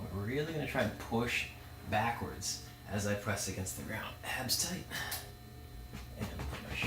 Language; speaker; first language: English; native; English